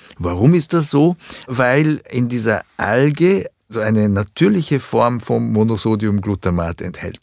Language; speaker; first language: German; early bilingual, other home language; Japanese